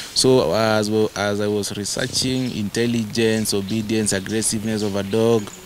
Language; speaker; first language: English; non-native, local second language; Masai